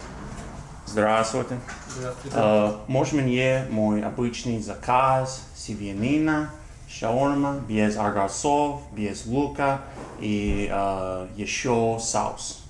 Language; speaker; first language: Russian; non-native, learner; English